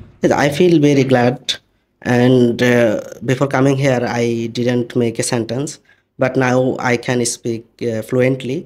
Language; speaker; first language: English; non-native, learner; Bangla